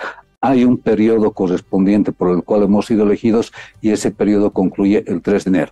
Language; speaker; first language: Spanish; native; Spanish